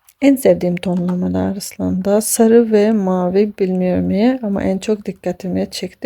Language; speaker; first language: Turkish; non-native, fluent; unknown